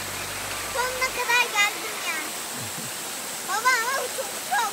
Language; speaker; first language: Turkish; early bilingual, heritage; Turkish